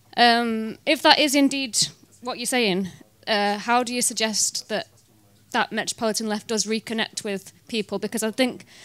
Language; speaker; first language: English; native; English